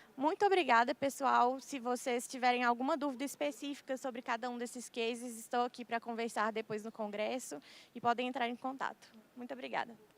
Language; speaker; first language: Portuguese; native; Portuguese